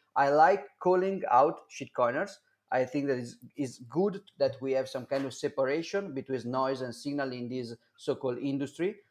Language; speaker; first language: English; non-native, fluent; Italian